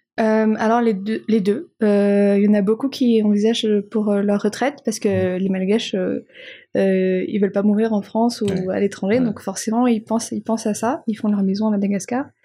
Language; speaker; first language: French; non-native, local second language; Malagasy